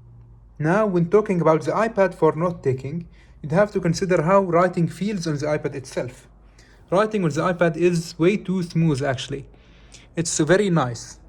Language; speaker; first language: English; non-native, fluent; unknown